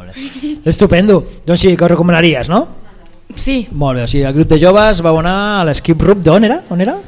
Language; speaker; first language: Catalan; native; Catalan